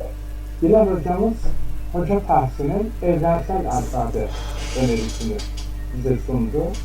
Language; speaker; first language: Turkish; native; Turkish